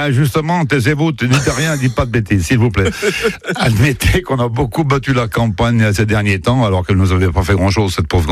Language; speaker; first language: French; native; French